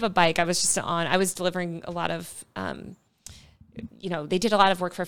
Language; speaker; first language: English; native; English